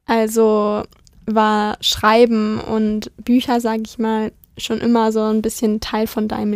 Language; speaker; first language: German; native; German